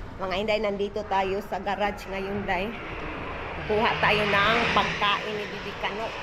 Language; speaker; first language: Filipino; non-native, local second language; Cebuano